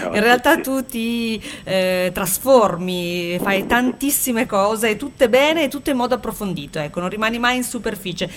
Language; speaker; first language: Italian; native; Italian